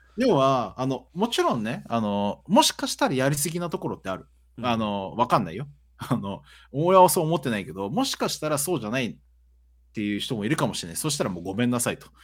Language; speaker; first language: Japanese; early bilingual, other home language; Portuguese